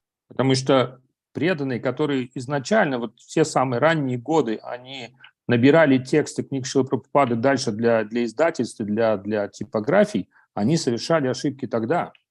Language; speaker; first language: Russian; native; Russian